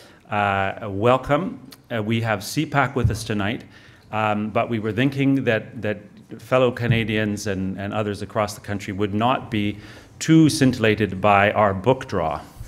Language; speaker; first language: English; native; English